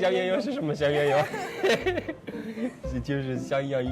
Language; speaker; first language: Chinese; non-native, learner; Arabic